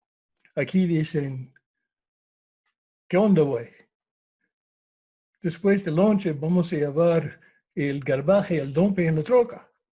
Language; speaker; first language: Spanish; non-native, fluent; English